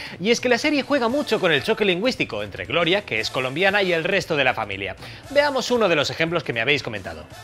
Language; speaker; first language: Spanish; native; Spanish